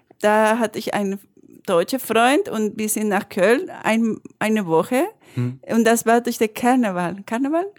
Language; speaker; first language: German; non-native, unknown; Spanish